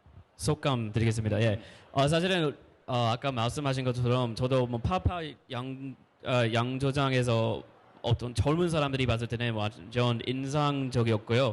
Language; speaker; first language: Korean; non-native, fluent; English